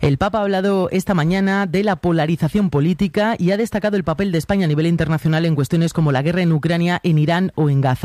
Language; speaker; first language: Spanish; native; Spanish